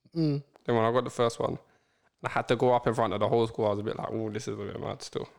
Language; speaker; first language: English; native; English